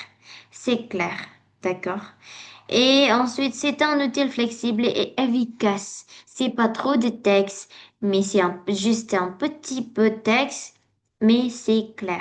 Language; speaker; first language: French; non-native, learner; Indonesian